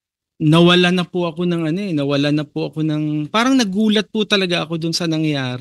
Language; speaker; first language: Filipino; native; Filipino